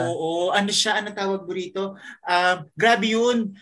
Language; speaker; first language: Filipino; native; Filipino